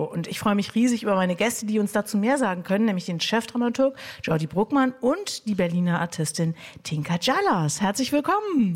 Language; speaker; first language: German; native; German